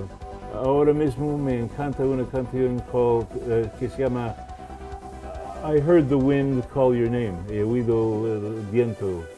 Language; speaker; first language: Spanish; non-native, fluent; English